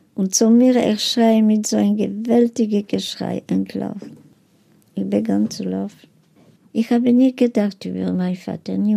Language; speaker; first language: German; non-native, fluent; Polish